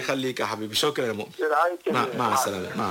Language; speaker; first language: Arabic; native; Arabic